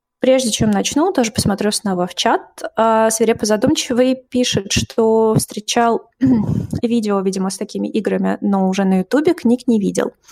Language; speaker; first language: Russian; native; Russian